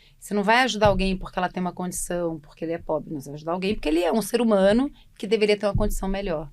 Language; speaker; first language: Portuguese; native; Portuguese